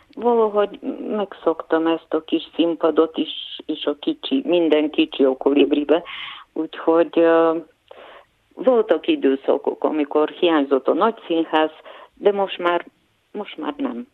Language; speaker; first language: Hungarian; non-native, fluent; Bulgarian